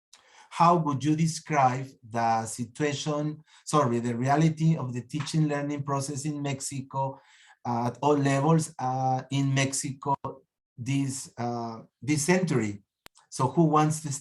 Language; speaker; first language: English; non-native, fluent; Spanish